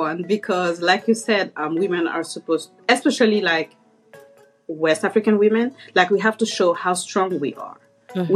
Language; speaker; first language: English; non-native, fluent; French